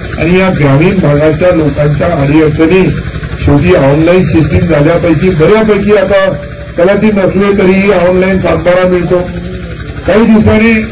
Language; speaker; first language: Marathi; non-native, local second language; Urdu